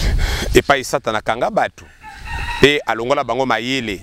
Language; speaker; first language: French; non-native, local second language; Lingala